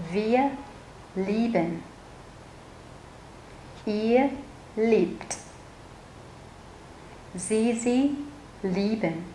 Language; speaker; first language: German; non-native, fluent; Vietnamese